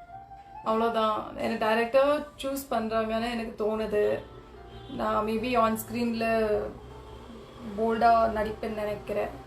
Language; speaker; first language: Tamil; non-native, local second language; Kannada